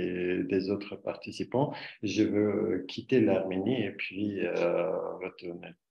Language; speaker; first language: French; non-native, learner; Armenian